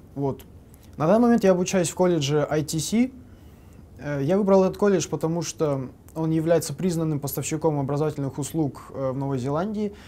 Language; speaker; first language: Russian; native; Russian